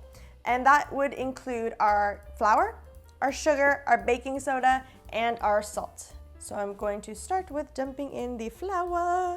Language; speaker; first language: English; native; English